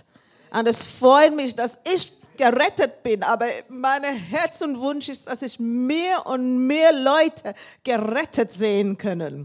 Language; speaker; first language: German; non-native, learner; English